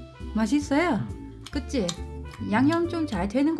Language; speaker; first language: Korean; non-native, learner; Vietnamese